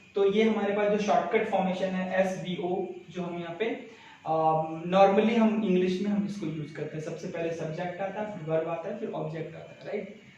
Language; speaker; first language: Hindi; native; Hindi